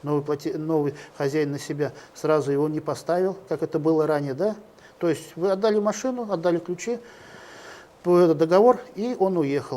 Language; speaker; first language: Russian; native; Russian